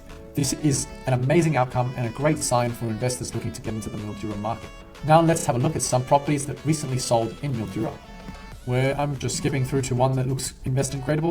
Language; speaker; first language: English; native; English